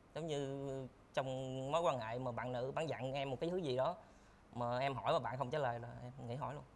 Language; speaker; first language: Vietnamese; native; Vietnamese